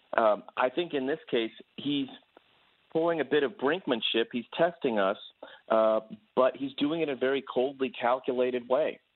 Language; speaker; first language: English; native; English